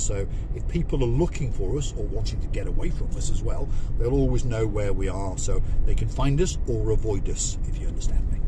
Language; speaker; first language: English; native; English